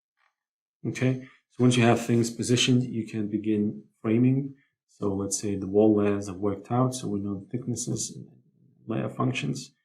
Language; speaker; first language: English; non-native, fluent; Lithuanian